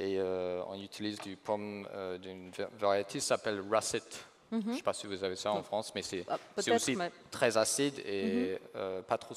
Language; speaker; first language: French; non-native, fluent; English